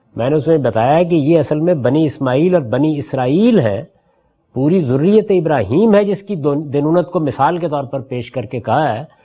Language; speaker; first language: Urdu; native; Urdu